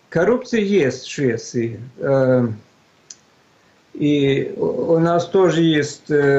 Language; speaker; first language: Russian; non-native, fluent; Swedish